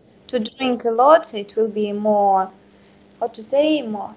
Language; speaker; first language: English; non-native, learner; Russian